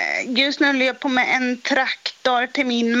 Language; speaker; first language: Swedish; non-native, local second language; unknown